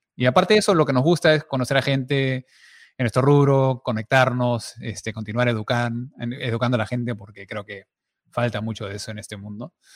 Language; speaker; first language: Spanish; early bilingual, heritage; Spanish